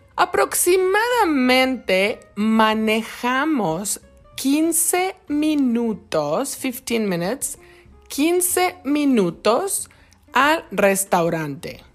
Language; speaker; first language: Spanish; non-native, fluent; English